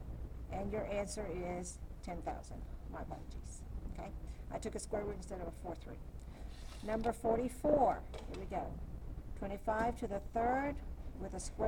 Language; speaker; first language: English; native; English